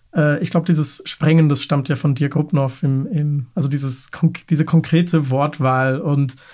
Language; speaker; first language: German; native; German